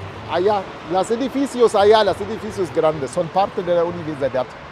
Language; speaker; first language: Spanish; non-native, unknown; German